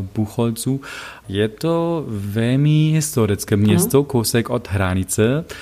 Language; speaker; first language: Czech; non-native, fluent; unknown